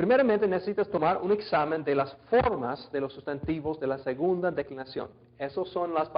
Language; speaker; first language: Spanish; non-native, fluent; English